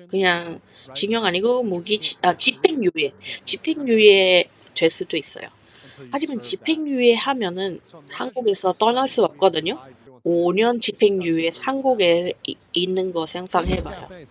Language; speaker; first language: Korean; non-native, fluent; English